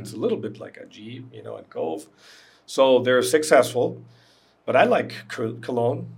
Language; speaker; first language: English; non-native, fluent; German